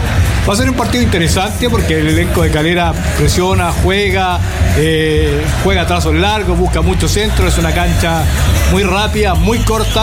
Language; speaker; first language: Spanish; native; Spanish